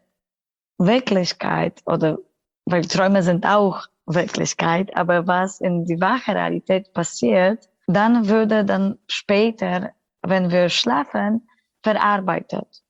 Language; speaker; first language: German; non-native, fluent; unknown